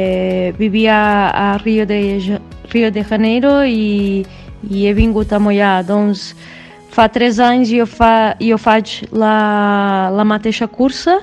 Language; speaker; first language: Catalan; non-native, fluent; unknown